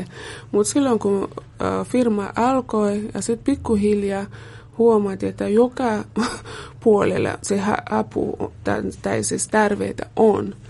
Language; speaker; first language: Finnish; non-native, fluent; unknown